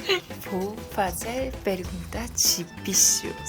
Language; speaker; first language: Portuguese; non-native, learner; Korean